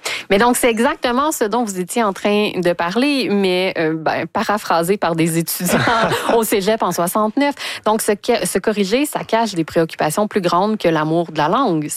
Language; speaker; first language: French; native; French